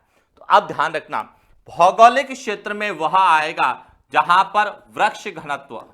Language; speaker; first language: Hindi; native; Hindi